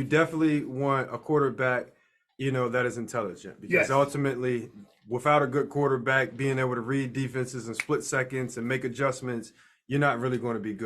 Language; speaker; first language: English; native; English